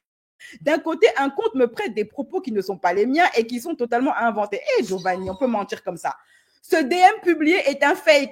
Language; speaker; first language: French; native; French